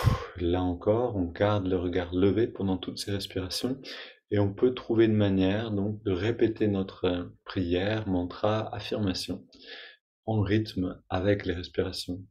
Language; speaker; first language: French; native; French